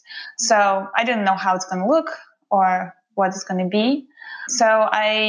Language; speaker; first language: English; non-native, fluent; Russian